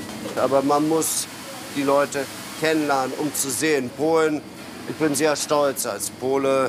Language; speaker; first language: German; non-native, fluent; Polish